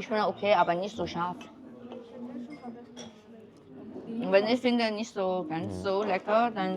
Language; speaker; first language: German; non-native, learner; Chinese